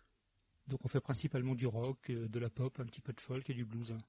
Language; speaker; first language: French; native; French